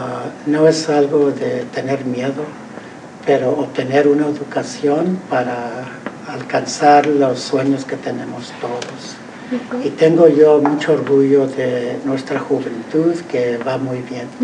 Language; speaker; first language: Spanish; early bilingual, heritage; Spanish